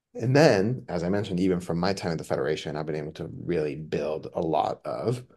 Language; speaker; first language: English; non-native, fluent; Spanish